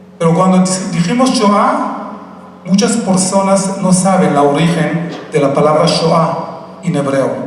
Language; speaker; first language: Spanish; non-native, fluent; Hebrew